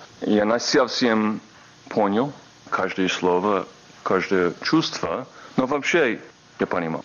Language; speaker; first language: Russian; non-native, learner; English